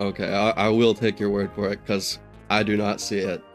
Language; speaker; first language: English; native; English